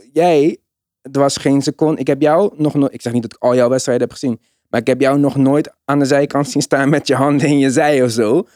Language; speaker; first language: Dutch; native; Dutch